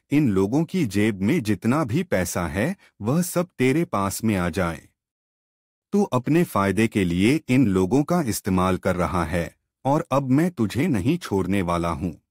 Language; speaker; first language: Hindi; non-native, local second language; Gujarati